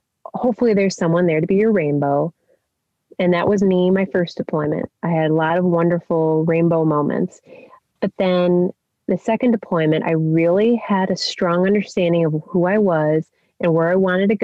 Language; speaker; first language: English; native; English